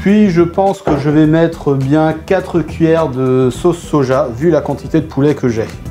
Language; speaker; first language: French; native; French